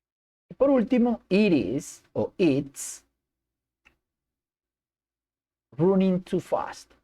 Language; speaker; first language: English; non-native, fluent; Spanish